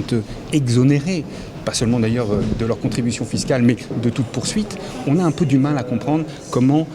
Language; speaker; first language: French; native; French